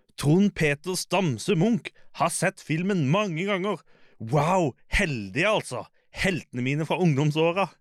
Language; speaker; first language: Norwegian; native; Norwegian